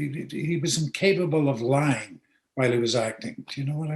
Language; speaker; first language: English; native; English